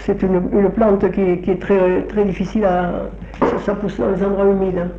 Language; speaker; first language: French; native; French